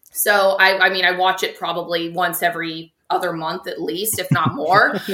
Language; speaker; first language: English; native; English